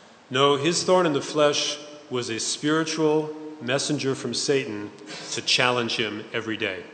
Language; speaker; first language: English; native; English